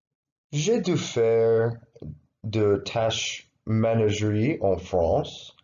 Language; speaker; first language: French; non-native, learner; English